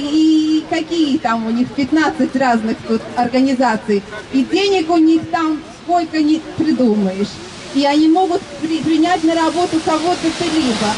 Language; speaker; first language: Russian; non-native, local second language; Latvian